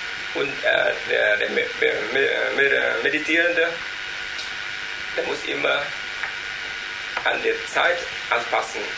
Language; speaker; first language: German; non-native, learner; Vietnamese